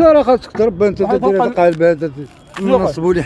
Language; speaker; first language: Arabic; native; Arabic